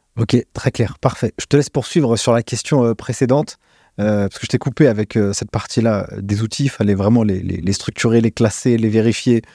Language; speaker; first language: French; native; French